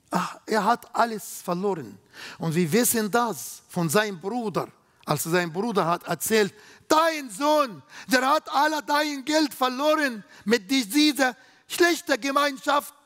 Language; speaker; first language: German; non-native, fluent; Arabic